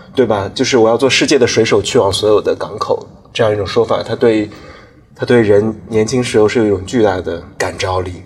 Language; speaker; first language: Chinese; native; Chinese